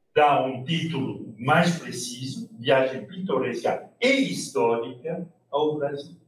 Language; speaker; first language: Portuguese; non-native, fluent; French